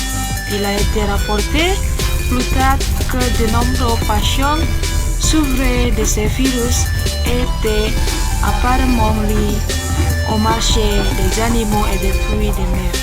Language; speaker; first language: French; non-native, learner; Indonesian